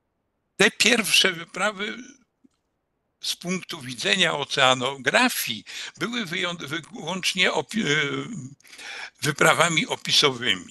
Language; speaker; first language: Polish; native; Polish